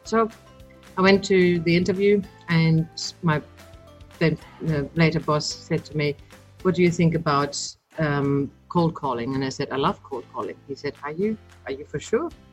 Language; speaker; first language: English; non-native, fluent; German